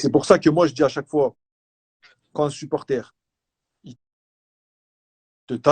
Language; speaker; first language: French; native; French